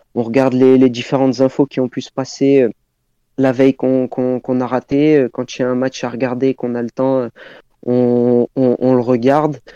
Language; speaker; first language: French; native; French